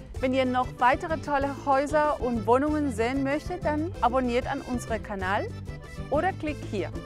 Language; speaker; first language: German; non-native, fluent; Spanish